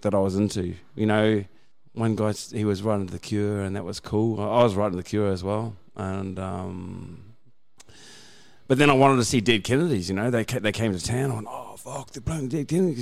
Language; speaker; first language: English; native; English